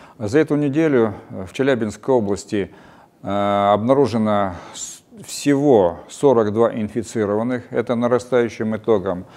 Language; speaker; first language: Russian; native; Russian